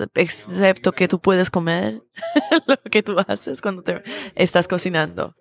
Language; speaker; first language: Spanish; native; Spanish